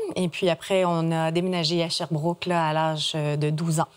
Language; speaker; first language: French; native; French